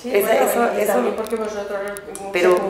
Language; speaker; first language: Spanish; native; Spanish